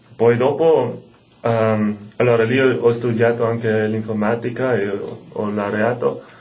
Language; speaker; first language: Italian; non-native, fluent; German